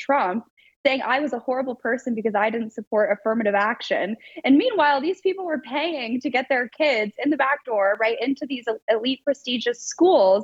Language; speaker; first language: English; native; English